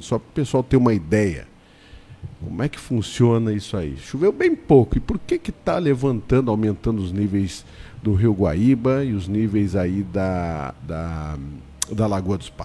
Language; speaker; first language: Portuguese; native; Portuguese